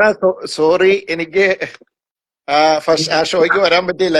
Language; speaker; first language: Malayalam; native; Malayalam